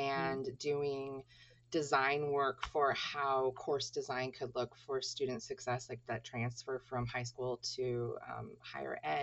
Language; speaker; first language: English; native; English